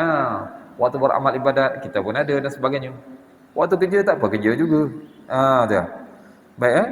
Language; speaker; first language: Malay; native; Malay